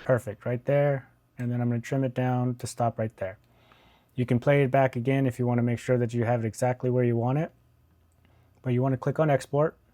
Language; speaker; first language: English; native; English